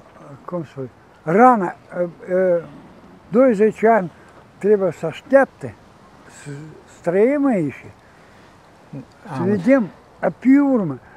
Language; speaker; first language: Romanian; non-native, local second language; Gagauz